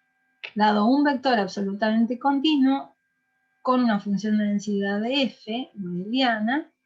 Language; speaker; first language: Spanish; native; Spanish